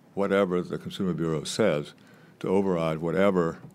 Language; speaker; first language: English; native; English